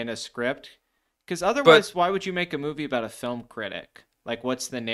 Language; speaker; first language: English; native; English